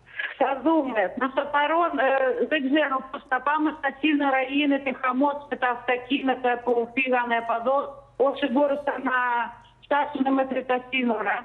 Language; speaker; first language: Greek; non-native, fluent; Russian